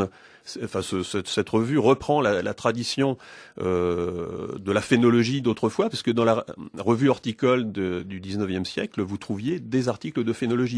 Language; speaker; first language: French; native; French